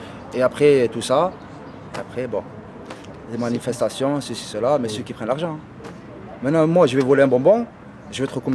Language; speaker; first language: French; native; French